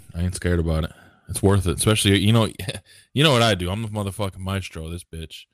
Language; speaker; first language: English; early bilingual, other home language; Japanese